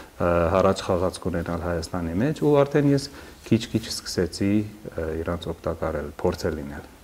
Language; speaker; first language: Armenian; early bilingual, heritage; Armenian